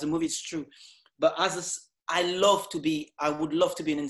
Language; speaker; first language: English; non-native, fluent; French